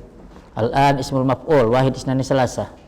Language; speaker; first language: Arabic; non-native, fluent; Indonesian